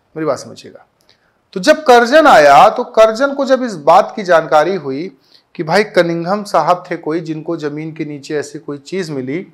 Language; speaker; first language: Hindi; native; Hindi